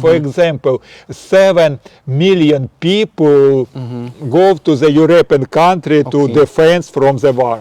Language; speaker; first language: English; non-native, learner; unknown